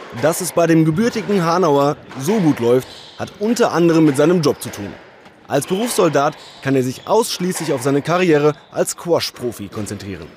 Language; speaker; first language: German; native; German